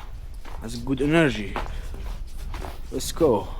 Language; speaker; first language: English; non-native, learner; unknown